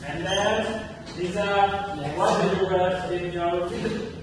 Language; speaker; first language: English; non-native, learner; Indonesian